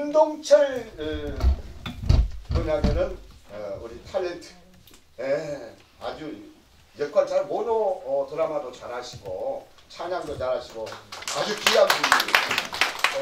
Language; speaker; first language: Korean; native; Korean